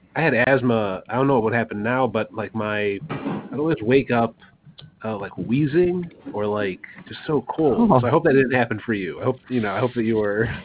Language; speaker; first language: English; native; English